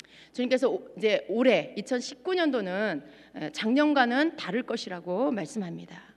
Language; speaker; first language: Korean; native; Korean